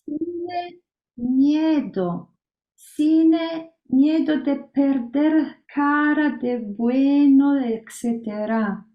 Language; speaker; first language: Spanish; non-native, learner; Italian